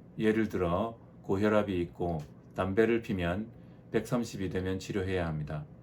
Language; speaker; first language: Korean; native; Korean